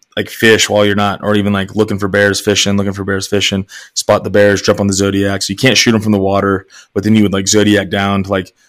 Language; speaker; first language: English; native; English